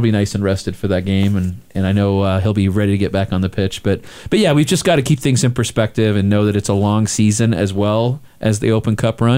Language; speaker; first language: English; native; English